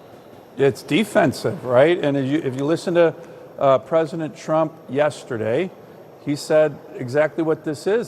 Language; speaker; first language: English; native; English